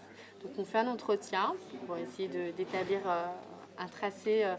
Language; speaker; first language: French; native; French